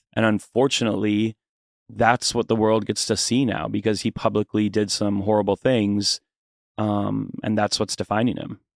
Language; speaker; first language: English; native; English